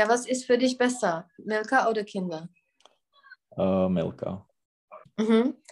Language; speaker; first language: German; non-native, fluent; Czech